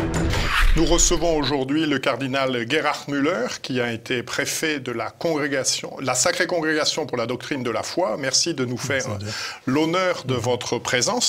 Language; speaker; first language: French; native; French